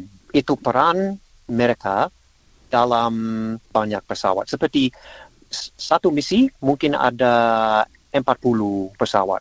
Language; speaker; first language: Indonesian; non-native, learner; English